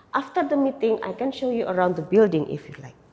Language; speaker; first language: English; non-native, fluent; Indonesian